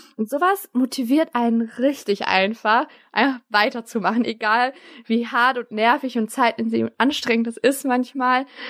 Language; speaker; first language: German; early bilingual, other home language; Turkish